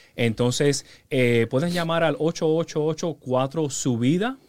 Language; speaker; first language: Spanish; early bilingual, heritage; Spanish